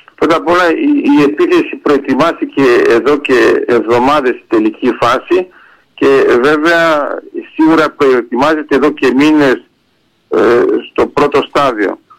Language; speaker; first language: Greek; early bilingual, heritage; Greek